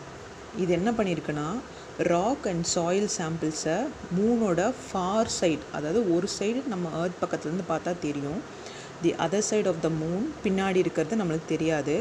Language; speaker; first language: Tamil; native; Tamil